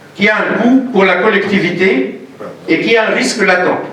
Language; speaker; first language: French; non-native, local second language; Arabic